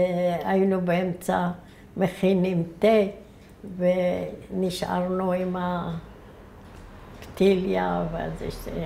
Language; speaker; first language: Hebrew; early bilingual, other home language; Arabic